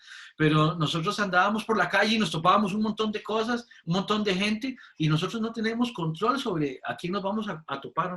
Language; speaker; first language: Spanish; native; Spanish